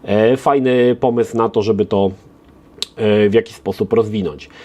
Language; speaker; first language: Polish; native; Polish